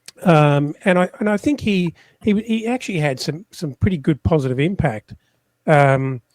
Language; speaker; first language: English; native; English